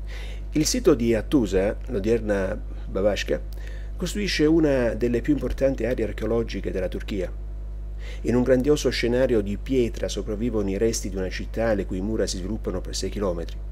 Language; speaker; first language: Italian; native; Italian